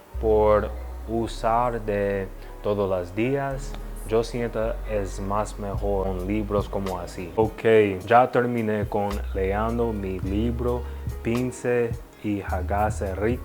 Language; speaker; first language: Spanish; non-native, learner; English